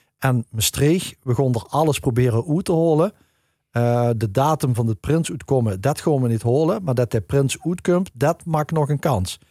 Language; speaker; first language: Dutch; native; Dutch